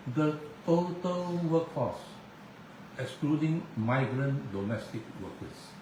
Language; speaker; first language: English; non-native, local second language; Chinese